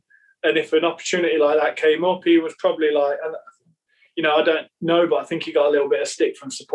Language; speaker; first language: English; native; English